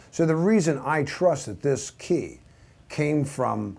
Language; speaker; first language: English; native; English